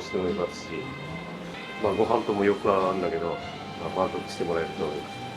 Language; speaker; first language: Japanese; native; Japanese